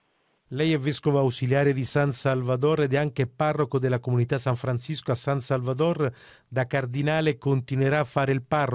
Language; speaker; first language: Italian; native; Italian